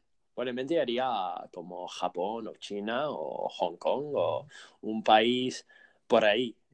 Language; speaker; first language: Spanish; non-native, fluent; English